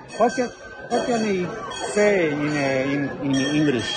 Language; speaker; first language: English; non-native, learner; Japanese